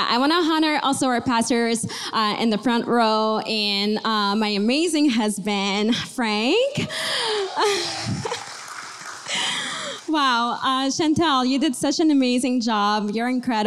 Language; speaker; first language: English; native; English